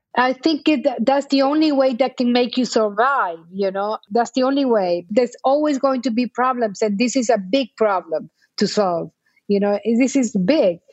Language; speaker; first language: English; non-native, fluent; Spanish